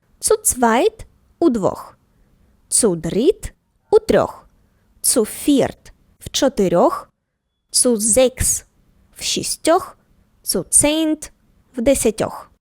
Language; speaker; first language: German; non-native, fluent; Ukrainian